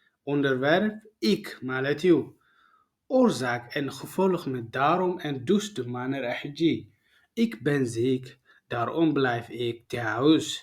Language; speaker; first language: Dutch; non-native, learner; Tigrinya